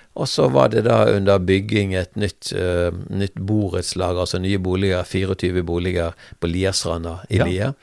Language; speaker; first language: Norwegian; native; Norwegian